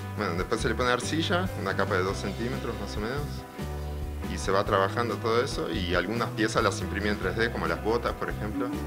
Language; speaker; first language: Spanish; early bilingual, other home language; Russian